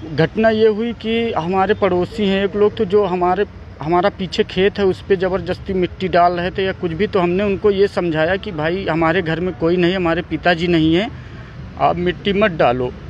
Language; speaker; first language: Hindi; native; Hindi